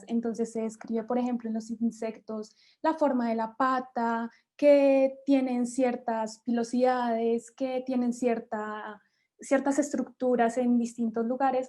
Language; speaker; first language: Spanish; native; Spanish